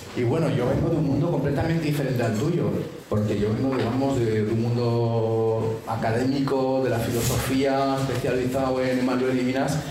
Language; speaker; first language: Spanish; native; Spanish